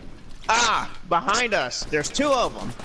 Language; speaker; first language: English; native; English